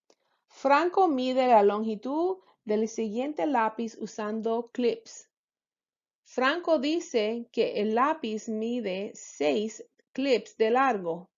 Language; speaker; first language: Spanish; early bilingual, heritage; English